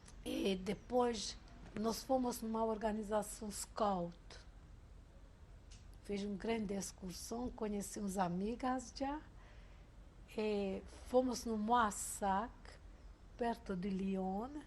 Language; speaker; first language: Portuguese; non-native, fluent; Hungarian